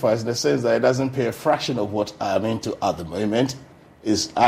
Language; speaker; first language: English; non-native, local second language; Akan